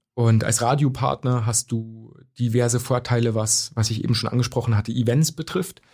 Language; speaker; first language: German; native; German